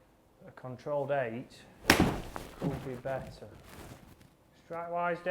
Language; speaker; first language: English; native; English